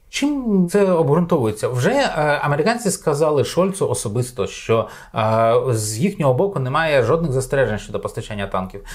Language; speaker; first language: Ukrainian; native; Ukrainian